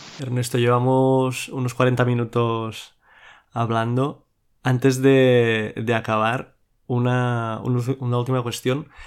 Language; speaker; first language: Spanish; non-native, local second language; Catalan